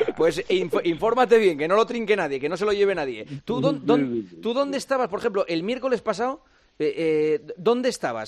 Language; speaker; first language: Spanish; native; Spanish